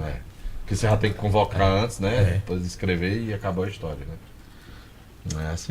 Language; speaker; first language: Portuguese; native; Portuguese